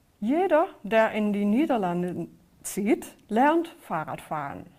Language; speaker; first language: German; non-native, fluent; Dutch